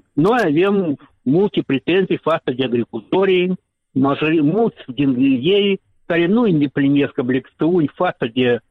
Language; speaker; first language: Romanian; non-native, local second language; Russian